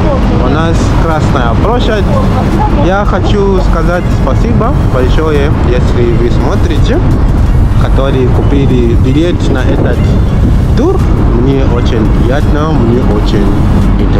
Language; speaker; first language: Russian; non-native, learner; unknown